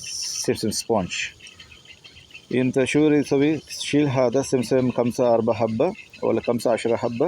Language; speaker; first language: Arabic; non-native, learner; Tamil